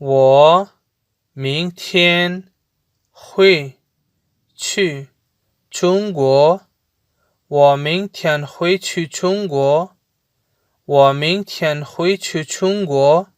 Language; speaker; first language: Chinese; non-native, learner; Urdu